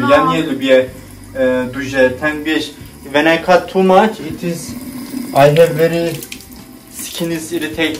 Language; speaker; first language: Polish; non-native, learner; Turkish